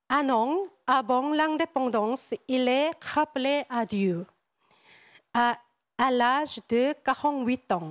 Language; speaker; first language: French; non-native, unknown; Korean